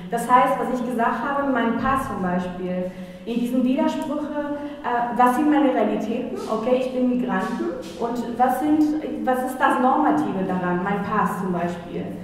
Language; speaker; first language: German; non-native, fluent; Spanish